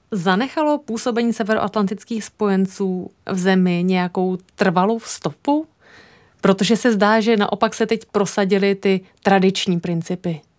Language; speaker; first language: Czech; native; Czech